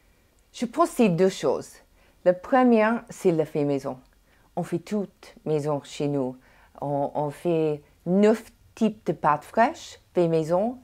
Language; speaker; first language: French; non-native, fluent; English